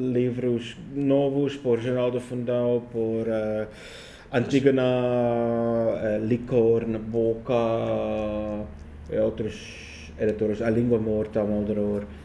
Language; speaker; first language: Portuguese; non-native, learner; Afrikaans